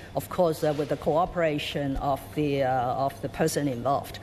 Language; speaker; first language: English; non-native, local second language; Cantonese